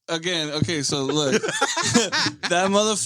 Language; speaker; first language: English; native; English